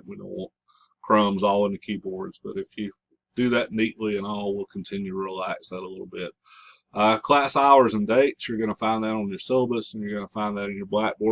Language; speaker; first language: English; native; English